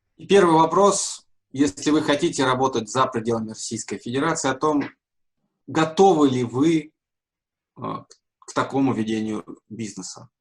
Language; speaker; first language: Russian; native; Russian